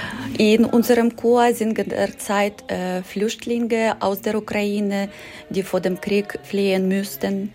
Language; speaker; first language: German; non-native, learner; Ukrainian